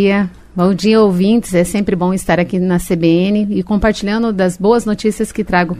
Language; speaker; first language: Portuguese; native; Portuguese